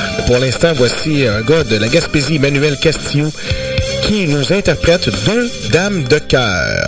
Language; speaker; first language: French; native; French